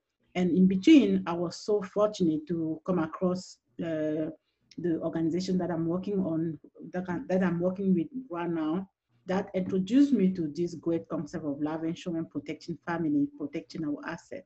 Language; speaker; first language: English; non-native, local second language; French